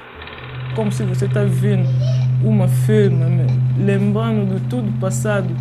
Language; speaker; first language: Portuguese; non-native, learner; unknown